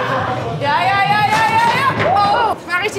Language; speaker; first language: German; native; German